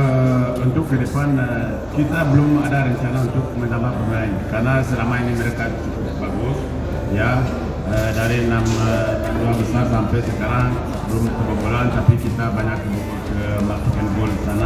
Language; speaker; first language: Indonesian; non-native, fluent; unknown